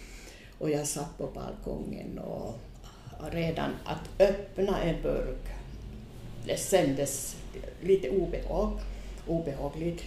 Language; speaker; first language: Swedish; non-native, fluent; Finnish